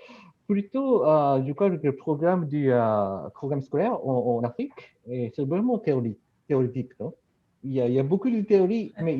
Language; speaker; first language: French; non-native, fluent; Japanese